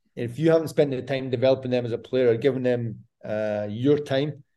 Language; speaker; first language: English; native; English